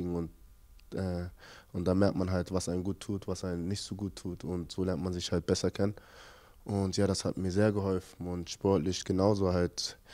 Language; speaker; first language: German; native; German